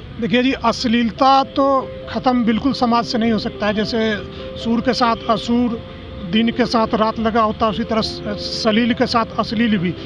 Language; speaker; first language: Hindi; non-native, local second language; Bhojpuri